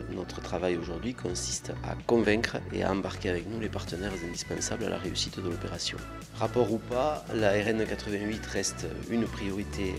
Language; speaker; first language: French; native; French